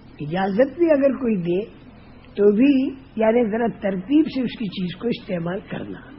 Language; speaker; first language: Urdu; non-native, local second language; Gujarati